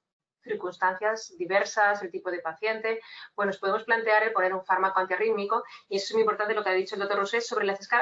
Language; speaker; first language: Spanish; native; Spanish